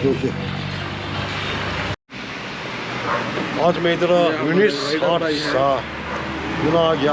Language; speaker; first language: Hindi; non-native, local second language; Tibetan